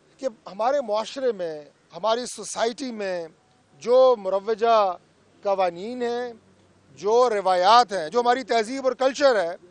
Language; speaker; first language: Urdu; non-native, local second language; Punjabi